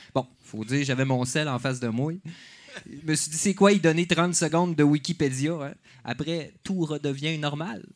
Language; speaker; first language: French; native; French